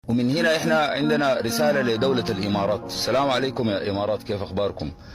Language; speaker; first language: Arabic; native; Arabic